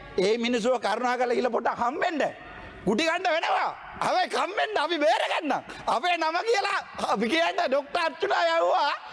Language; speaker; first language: Sinhala; non-native, local second language; Tamil